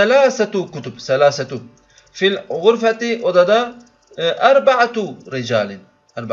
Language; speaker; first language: Arabic; non-native, fluent; Turkish